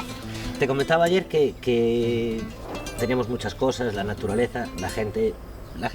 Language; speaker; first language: Spanish; native; Spanish